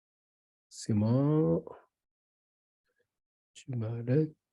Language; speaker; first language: French; non-native, fluent; Japanese